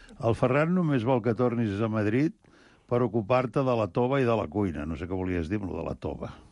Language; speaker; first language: Catalan; native; Catalan